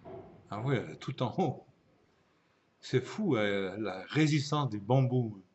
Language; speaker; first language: French; native; French